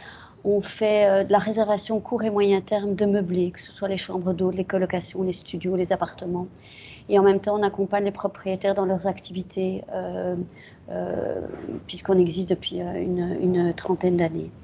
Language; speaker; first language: French; native; French